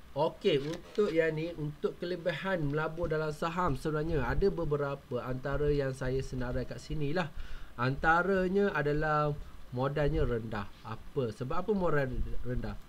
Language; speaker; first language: Malay; native; Malay